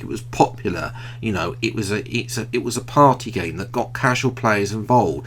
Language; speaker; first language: English; native; English